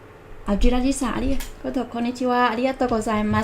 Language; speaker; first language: Japanese; non-native, learner; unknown